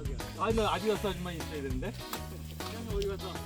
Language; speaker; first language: Korean; native; Korean